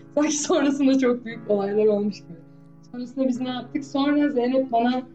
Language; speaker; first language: Turkish; native; Turkish